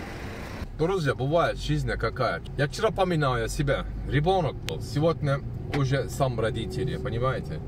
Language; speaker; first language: Russian; non-native, learner; Turkish